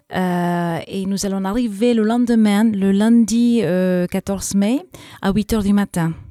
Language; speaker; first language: French; non-native, fluent; English